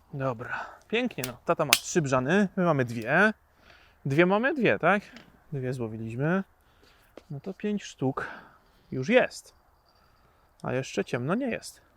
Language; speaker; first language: Polish; native; Polish